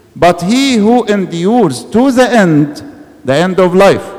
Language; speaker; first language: English; non-native, fluent; Arabic